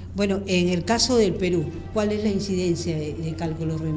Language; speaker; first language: Spanish; native; Spanish